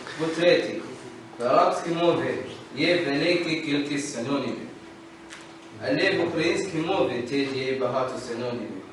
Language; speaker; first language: Ukrainian; non-native, learner; Arabic